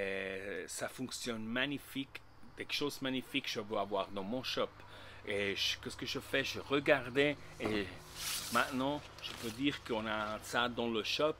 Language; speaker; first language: French; non-native, learner; Spanish